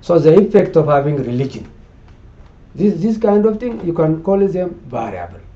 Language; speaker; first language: English; non-native, local second language; Amharic